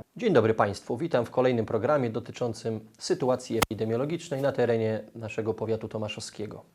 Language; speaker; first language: Polish; native; Polish